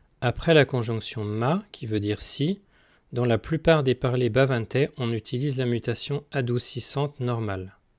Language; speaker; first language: French; native; French